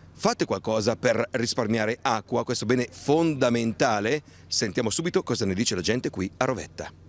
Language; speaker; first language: Italian; native; Italian